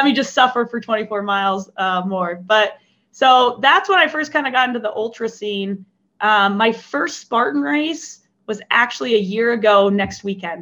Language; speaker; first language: English; native; English